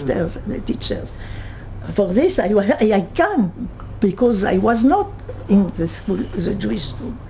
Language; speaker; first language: English; non-native, learner; French